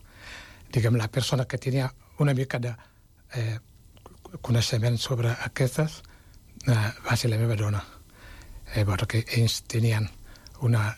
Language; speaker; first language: Catalan; non-native, fluent; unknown